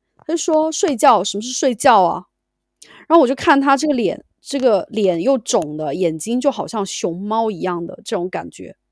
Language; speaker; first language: Chinese; native; Chinese